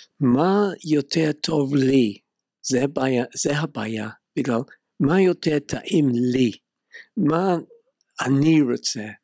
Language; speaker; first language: Hebrew; non-native, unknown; English